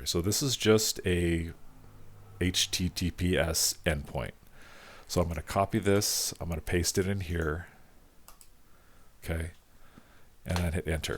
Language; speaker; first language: English; native; English